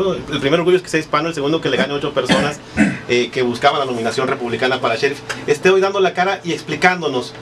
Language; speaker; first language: Spanish; native; Spanish